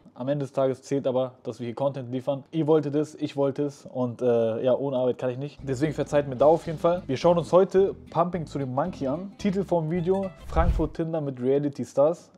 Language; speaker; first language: German; native; German